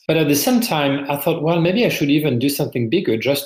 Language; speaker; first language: English; non-native, fluent; French